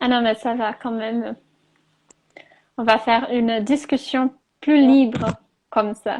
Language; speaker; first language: French; non-native, fluent; Portuguese